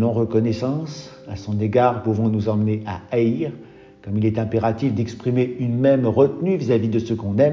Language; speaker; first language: French; native; French